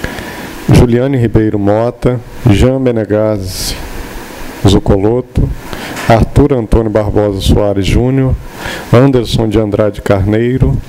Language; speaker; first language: Portuguese; native; Portuguese